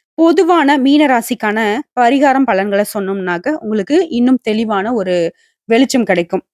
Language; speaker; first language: Tamil; native; Tamil